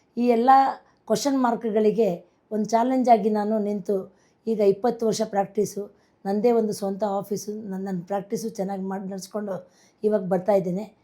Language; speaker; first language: Kannada; non-native, local second language; Konkani